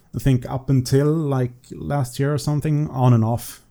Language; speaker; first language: English; non-native, fluent; Swedish